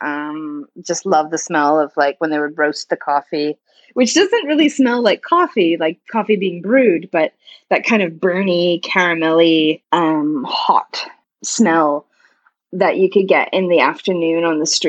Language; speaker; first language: English; native; English